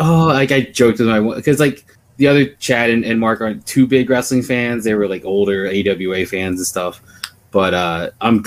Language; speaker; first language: English; native; English